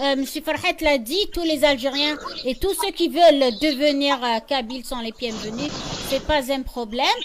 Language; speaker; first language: French; non-native, local second language; Arabic